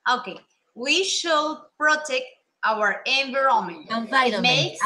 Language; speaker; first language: English; non-native, learner; Spanish